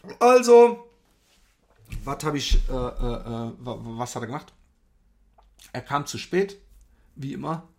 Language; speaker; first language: German; early bilingual, other home language; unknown